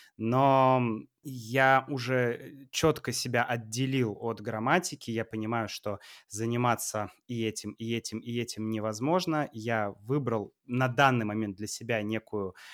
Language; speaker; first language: Russian; native; Russian